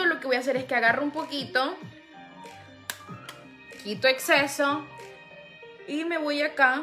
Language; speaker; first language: Spanish; native; Spanish